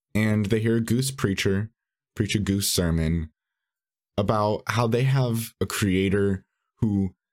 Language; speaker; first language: English; native; English